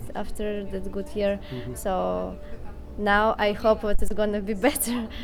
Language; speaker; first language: English; non-native, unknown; Russian